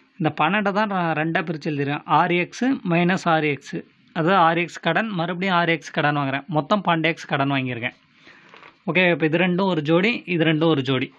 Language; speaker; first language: Tamil; native; Tamil